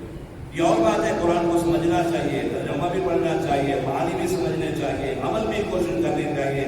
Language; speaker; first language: Urdu; native; Urdu